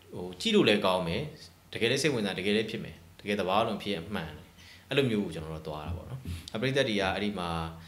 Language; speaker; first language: Burmese; native; Burmese